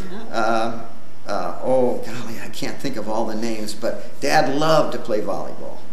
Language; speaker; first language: English; native; English